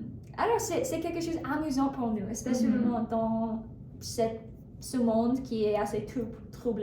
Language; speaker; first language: French; non-native, learner; English